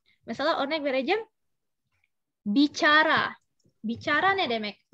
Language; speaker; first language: Turkish; non-native, learner; Indonesian